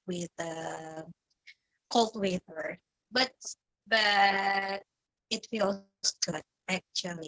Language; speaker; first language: English; non-native, fluent; Indonesian